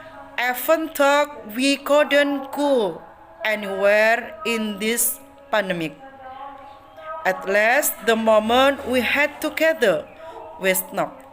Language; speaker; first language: English; non-native, learner; Indonesian